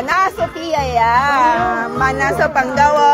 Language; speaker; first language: Korean; non-native, learner; Filipino